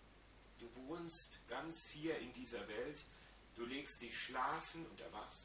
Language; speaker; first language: German; native; German